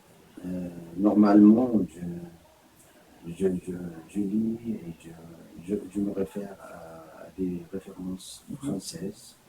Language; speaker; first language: French; non-native, fluent; Arabic